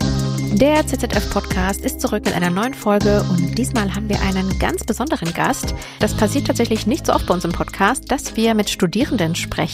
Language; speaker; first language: German; native; German